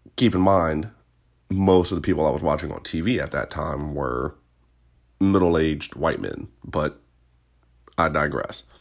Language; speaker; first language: English; native; English